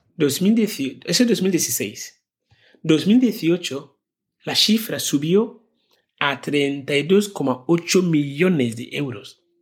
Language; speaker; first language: Spanish; non-native, fluent; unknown